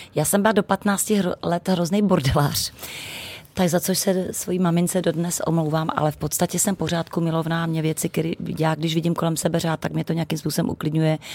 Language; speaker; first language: Czech; native; Czech